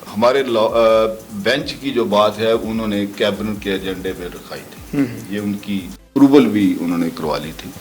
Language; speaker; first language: Urdu; non-native, local second language; Punjabi